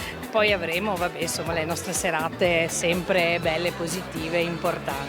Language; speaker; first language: Italian; native; Italian